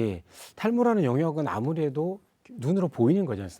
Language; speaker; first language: Korean; native; Korean